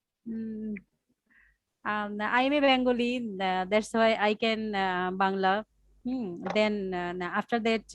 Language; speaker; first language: English; non-native, learner; Bangla